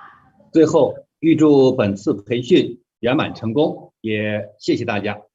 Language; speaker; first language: Chinese; native; Chinese